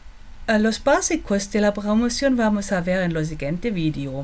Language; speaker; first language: Spanish; non-native, fluent; German